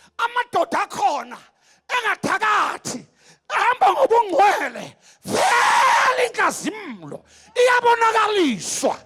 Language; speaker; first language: Zulu; native; Zulu